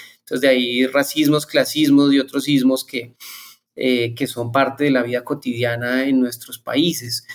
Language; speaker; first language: Spanish; native; Spanish